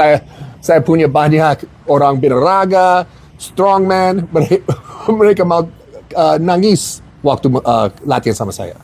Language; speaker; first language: Indonesian; non-native, learner; English